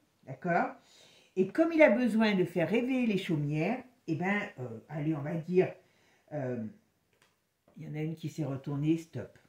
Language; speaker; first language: French; native; French